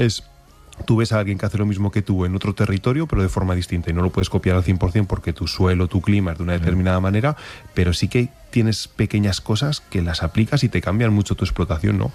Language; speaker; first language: Spanish; native; Spanish